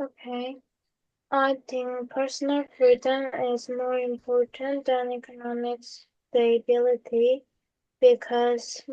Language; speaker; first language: English; non-native, learner; Korean